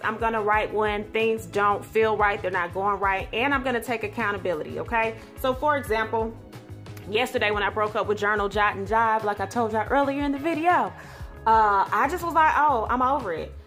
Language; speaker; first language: English; native; English